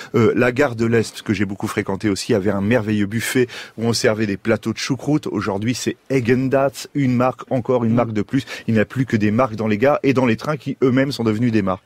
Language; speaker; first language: French; native; French